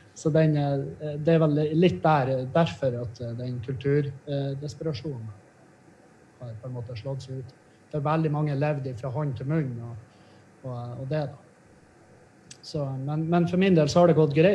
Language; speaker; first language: Norwegian; native; Norwegian